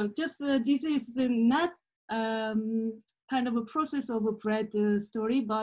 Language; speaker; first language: English; non-native, learner; Korean